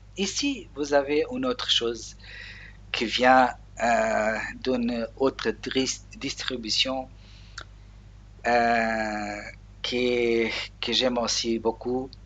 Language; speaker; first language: French; non-native, learner; Portuguese